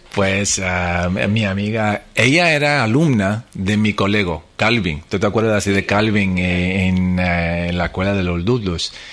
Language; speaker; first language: Spanish; non-native, fluent; English